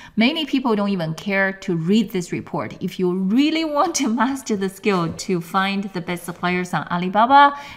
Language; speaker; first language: English; non-native, fluent; Chinese